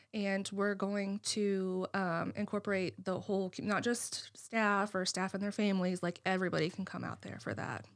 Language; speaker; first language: English; native; English